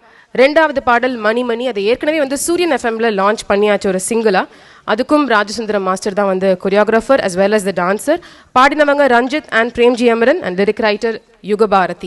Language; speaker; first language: Tamil; native; Tamil